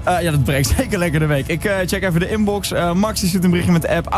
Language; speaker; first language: Dutch; native; Dutch